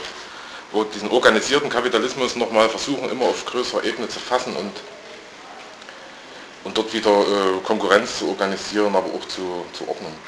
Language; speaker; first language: German; native; German